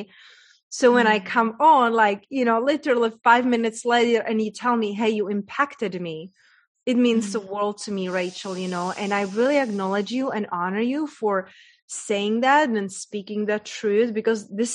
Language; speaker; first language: English; non-native, fluent; Czech